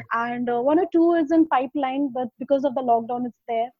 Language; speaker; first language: English; non-native, local second language; Hindi